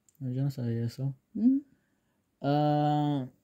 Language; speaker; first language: Spanish; early bilingual, heritage; English